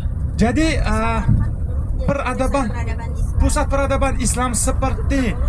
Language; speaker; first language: Indonesian; non-native, fluent; Uzbek